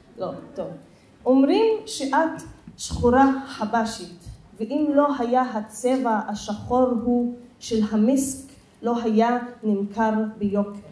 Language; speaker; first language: Hebrew; non-native, local second language; Arabic